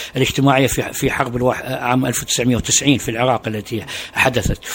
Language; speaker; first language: Arabic; native; Arabic